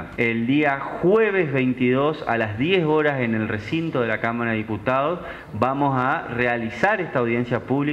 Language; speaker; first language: Spanish; native; Spanish